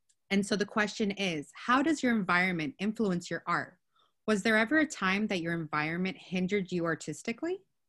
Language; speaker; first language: English; native; English